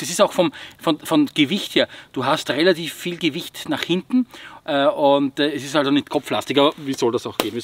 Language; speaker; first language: German; native; German